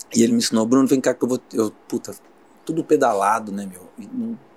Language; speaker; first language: Portuguese; native; Portuguese